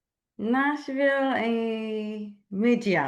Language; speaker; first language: Portuguese; non-native, learner; English